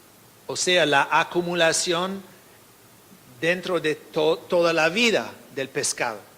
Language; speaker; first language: Spanish; non-native, fluent; English